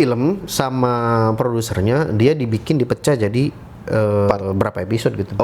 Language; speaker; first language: Indonesian; native; Indonesian